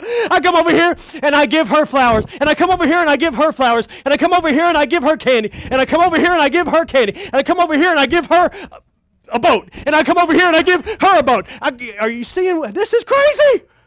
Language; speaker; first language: English; native; English